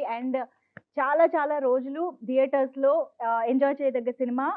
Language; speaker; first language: Telugu; native; Telugu